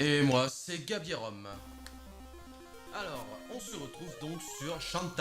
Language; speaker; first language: French; native; French